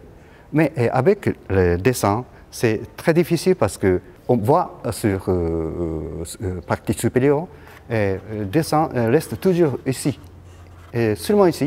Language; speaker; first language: French; non-native, learner; Japanese